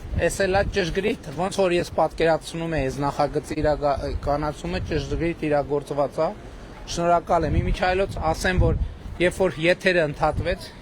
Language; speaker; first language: Armenian; native; Armenian